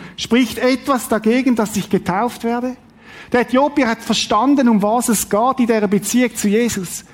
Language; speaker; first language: German; native; German